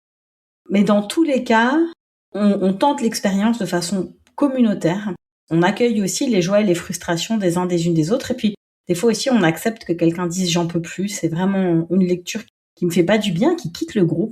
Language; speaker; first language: French; native; French